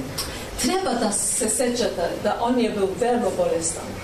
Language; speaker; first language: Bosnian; non-native, learner; English